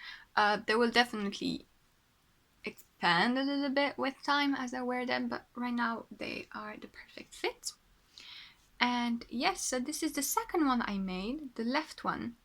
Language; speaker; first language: English; non-native, fluent; French